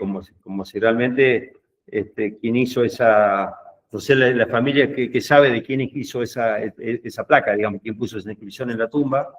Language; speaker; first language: Spanish; native; Spanish